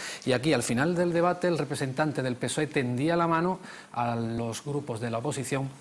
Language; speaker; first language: Spanish; native; Spanish